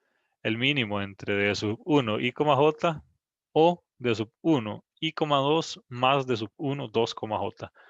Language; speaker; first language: Spanish; native; Spanish